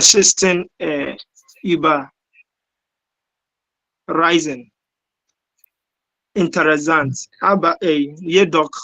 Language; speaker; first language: German; non-native, learner; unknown